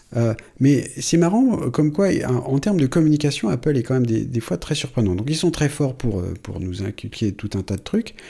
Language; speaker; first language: French; native; French